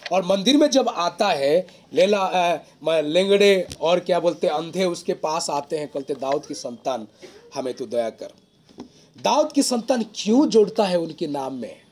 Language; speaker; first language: Hindi; non-native, local second language; Odia